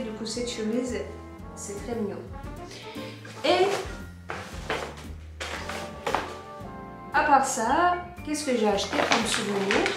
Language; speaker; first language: French; non-native, fluent; Turkish